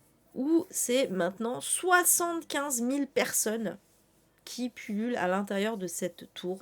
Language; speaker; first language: French; native; French